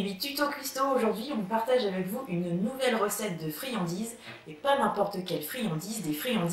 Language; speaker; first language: French; native; French